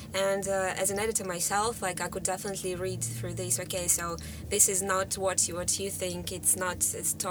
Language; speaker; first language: English; non-native, fluent; Russian